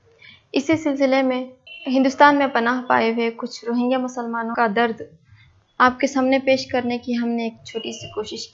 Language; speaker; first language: Hindi; native; Hindi